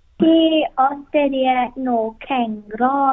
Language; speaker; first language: Thai; early bilingual, heritage; Thai